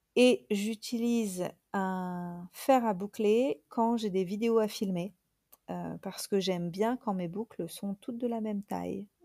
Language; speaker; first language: French; native; French